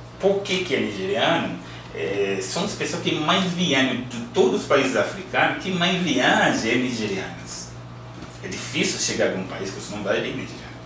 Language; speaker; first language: Portuguese; non-native, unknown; Yoruba